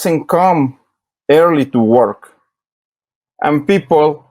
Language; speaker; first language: English; non-native, learner; Spanish